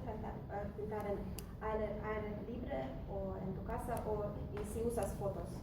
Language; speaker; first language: Spanish; non-native, learner; Russian